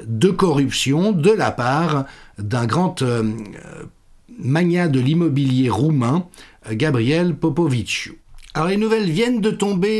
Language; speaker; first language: French; native; French